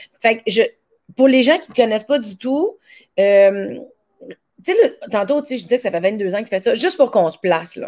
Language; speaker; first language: French; native; French